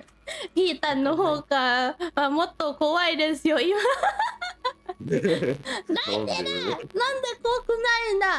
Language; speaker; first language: Japanese; non-native, learner; Thai